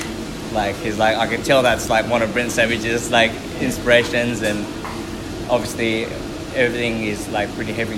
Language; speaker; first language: English; native; English